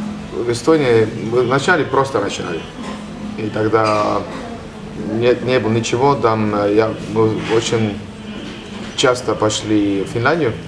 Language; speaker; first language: Russian; non-native, learner; Estonian